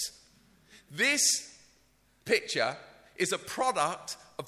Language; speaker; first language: English; native; English